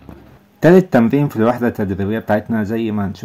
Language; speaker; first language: Arabic; native; Arabic